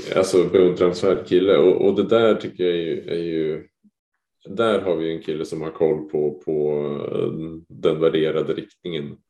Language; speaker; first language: Swedish; native; Swedish